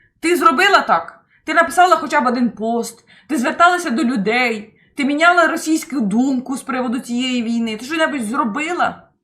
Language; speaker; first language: Ukrainian; native; Ukrainian